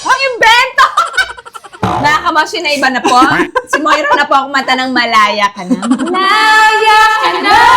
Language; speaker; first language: Filipino; native; Filipino